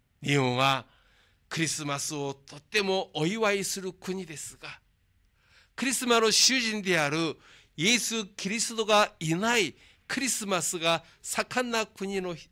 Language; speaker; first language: Japanese; non-native, fluent; Korean